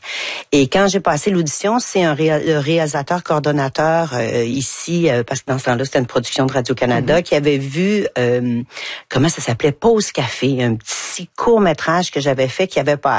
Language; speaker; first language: French; native; French